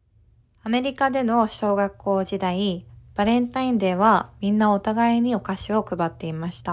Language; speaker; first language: Japanese; early bilingual, heritage; Japanese